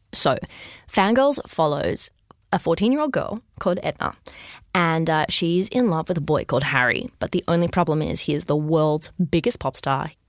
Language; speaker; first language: English; native; English